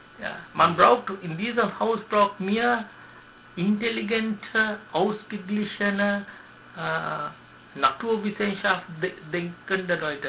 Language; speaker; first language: German; non-native, learner; Sinhala